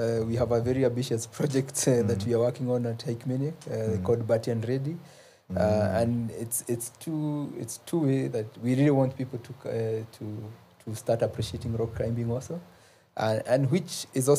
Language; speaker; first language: English; non-native, local second language; Kikuyu